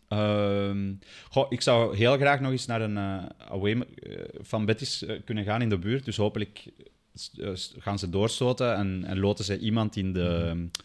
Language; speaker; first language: Dutch; early bilingual, other home language; Spanish